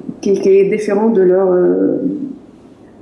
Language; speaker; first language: French; non-native, fluent; Arabic